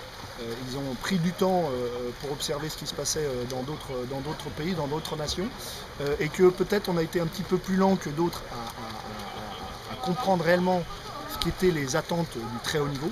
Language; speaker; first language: French; native; French